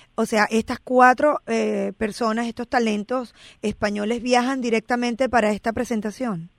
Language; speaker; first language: Spanish; native; Spanish